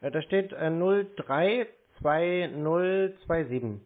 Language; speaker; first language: German; native; German